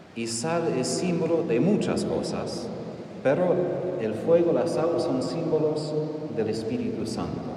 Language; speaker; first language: Spanish; non-native, fluent; English